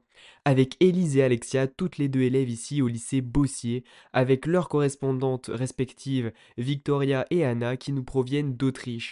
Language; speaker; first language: French; native; French